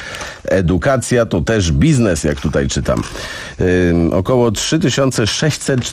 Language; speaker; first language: Polish; native; Polish